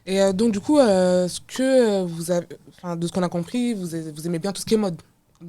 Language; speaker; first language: French; native; French